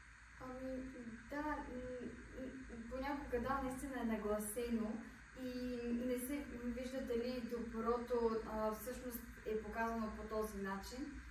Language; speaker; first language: Bulgarian; native; Bulgarian